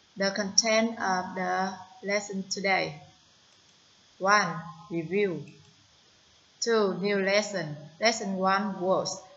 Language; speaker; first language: English; non-native, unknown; Vietnamese